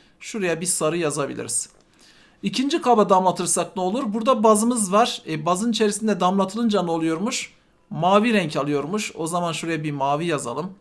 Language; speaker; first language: Turkish; native; Turkish